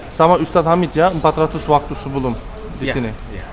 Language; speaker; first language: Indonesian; non-native, learner; Turkish